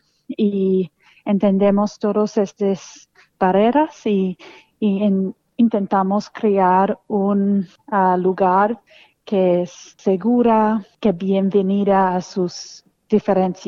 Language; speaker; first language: Spanish; non-native, fluent; English